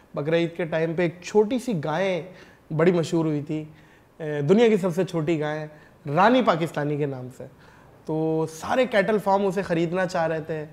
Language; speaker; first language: Urdu; native; Urdu